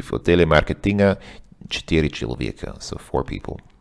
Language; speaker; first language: Russian; non-native, learner; English